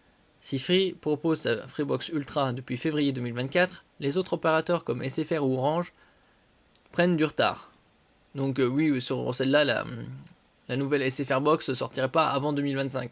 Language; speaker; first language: French; native; French